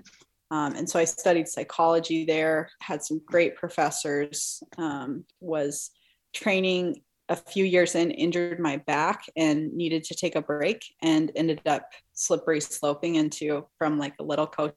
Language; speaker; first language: English; native; English